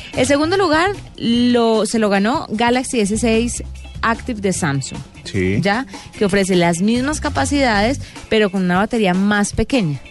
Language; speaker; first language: Spanish; native; Spanish